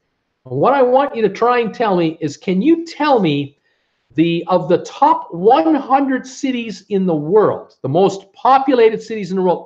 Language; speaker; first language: English; native; English